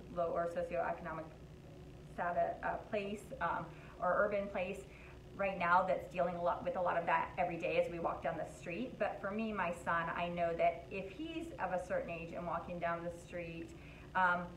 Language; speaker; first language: English; native; English